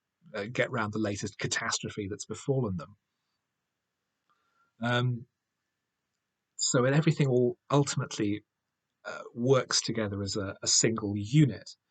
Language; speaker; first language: English; native; English